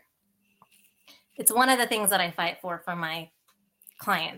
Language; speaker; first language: English; early bilingual, other home language; Sinhala